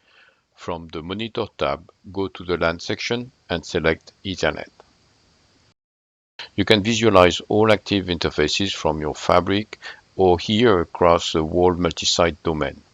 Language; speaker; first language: English; non-native, fluent; French